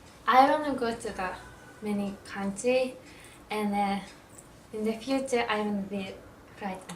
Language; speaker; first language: English; non-native, learner; Japanese